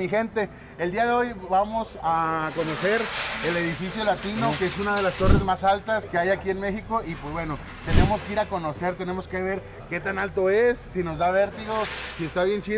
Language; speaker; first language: Spanish; native; Spanish